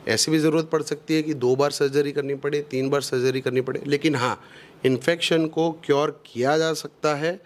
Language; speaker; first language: Hindi; non-native, local second language; Gujarati